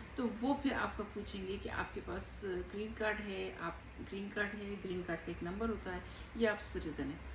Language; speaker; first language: Urdu; native; Urdu